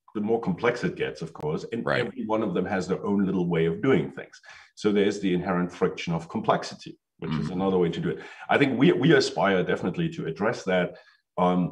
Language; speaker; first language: English; non-native, fluent; German